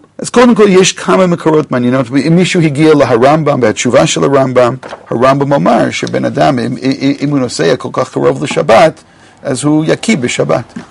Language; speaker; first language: Hebrew; non-native, fluent; English